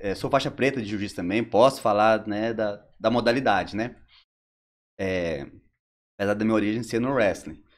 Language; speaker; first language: Portuguese; native; Portuguese